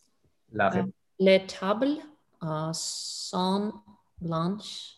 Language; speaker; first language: French; non-native, learner; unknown